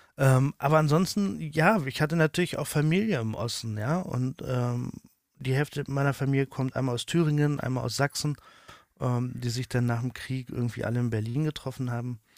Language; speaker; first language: German; native; German